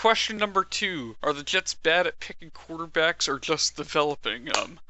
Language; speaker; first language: English; native; English